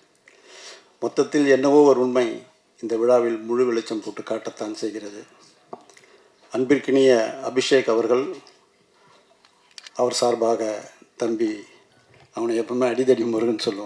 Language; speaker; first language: Tamil; native; Tamil